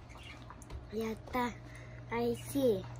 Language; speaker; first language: Japanese; non-native, learner; Filipino